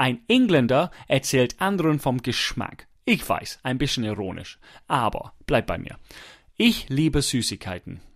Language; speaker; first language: German; non-native, fluent; English